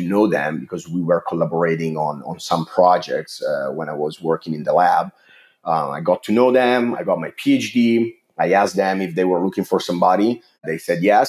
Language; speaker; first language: English; non-native, fluent; Italian